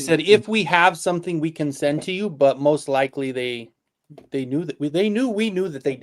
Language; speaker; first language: English; native; English